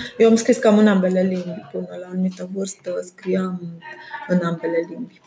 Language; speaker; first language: Romanian; non-native, local second language; German